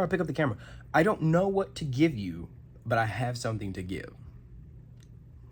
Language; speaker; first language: English; native; English